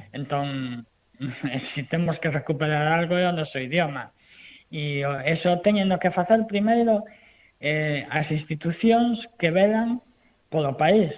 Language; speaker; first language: Galician; non-native, local second language; Spanish